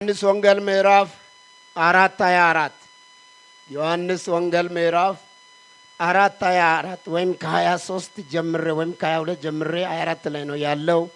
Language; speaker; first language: Amharic; non-native, local second language; Wolaytta